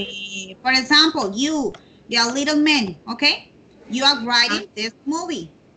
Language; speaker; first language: English; non-native, learner; Spanish